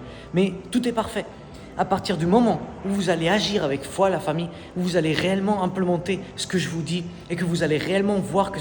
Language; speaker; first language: French; native; French